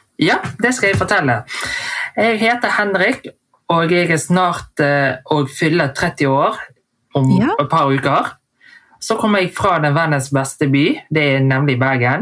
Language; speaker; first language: Norwegian; early bilingual, heritage; Vietnamese